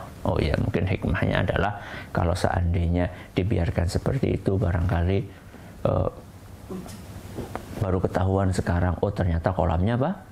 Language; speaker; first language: Indonesian; native; Indonesian